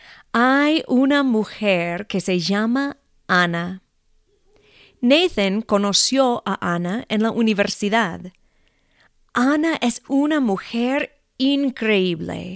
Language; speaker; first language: Spanish; non-native, fluent; English